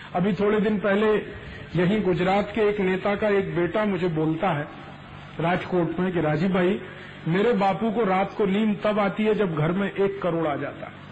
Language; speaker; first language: Hindi; native; Hindi